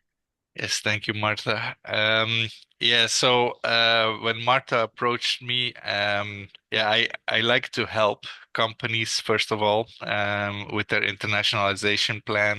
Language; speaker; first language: English; non-native, fluent; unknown